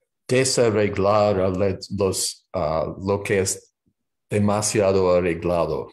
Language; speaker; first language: Spanish; non-native, learner; English